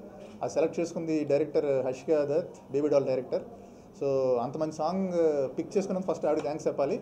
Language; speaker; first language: Telugu; native; Telugu